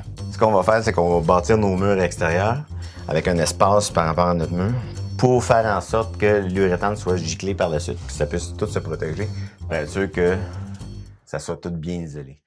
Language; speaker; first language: French; native; French